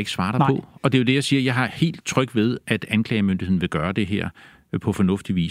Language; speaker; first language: Danish; native; Danish